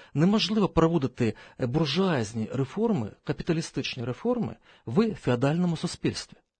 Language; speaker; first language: Ukrainian; non-native, local second language; Russian